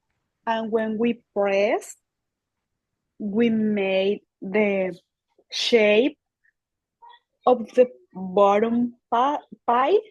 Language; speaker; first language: English; non-native, learner; Spanish